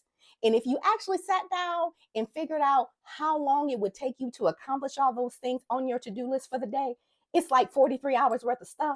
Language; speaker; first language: English; native; English